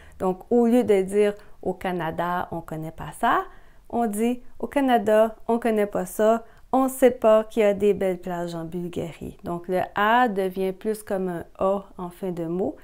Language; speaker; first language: French; native; French